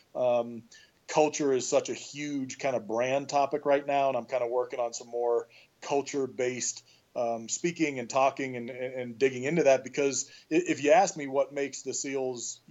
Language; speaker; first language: English; native; English